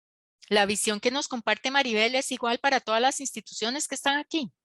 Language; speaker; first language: Spanish; native; Spanish